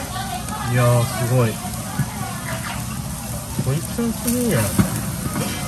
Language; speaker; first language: Japanese; native; Japanese